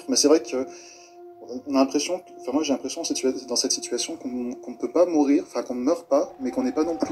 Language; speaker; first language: French; native; French